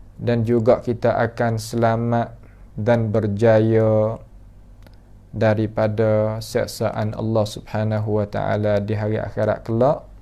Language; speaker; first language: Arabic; non-native, fluent; Malay